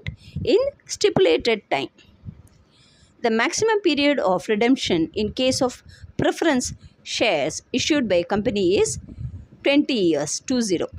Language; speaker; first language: English; non-native, local second language; Tamil